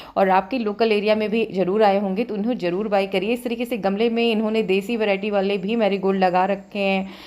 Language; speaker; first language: Hindi; native; Hindi